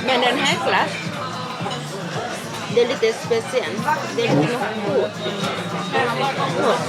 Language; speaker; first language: Swedish; non-native, learner; Thai